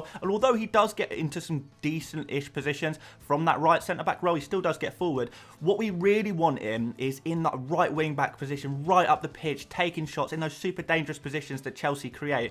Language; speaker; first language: English; native; English